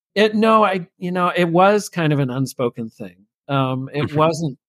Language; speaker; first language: English; native; English